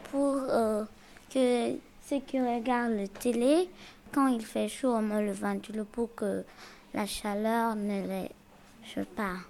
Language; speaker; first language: French; non-native, learner; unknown